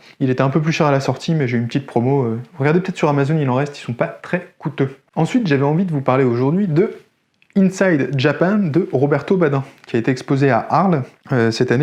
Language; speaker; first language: French; native; French